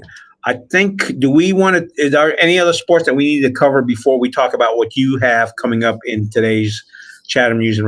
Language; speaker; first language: English; native; English